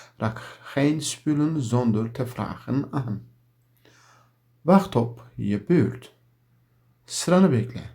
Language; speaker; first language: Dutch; non-native, learner; Turkish